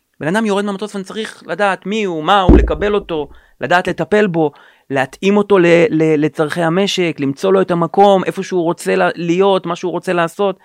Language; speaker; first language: Hebrew; native; Hebrew